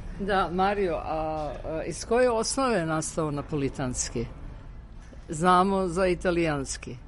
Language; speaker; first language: Serbian; native; Serbian